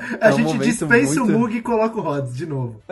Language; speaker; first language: Portuguese; native; Portuguese